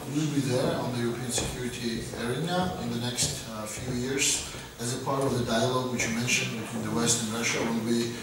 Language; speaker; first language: English; non-native, fluent; Georgian